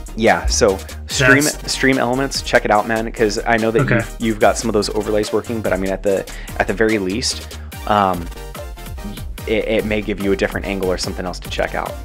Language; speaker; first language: English; native; English